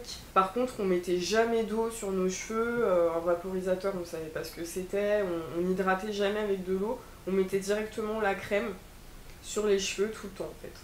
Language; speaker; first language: French; native; French